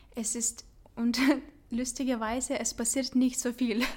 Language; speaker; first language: German; non-native, learner; Lithuanian